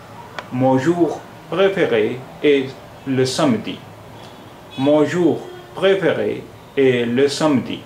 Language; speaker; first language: French; non-native, fluent; Urdu